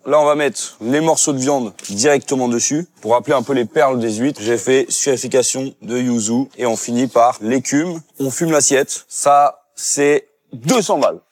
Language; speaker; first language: French; native; French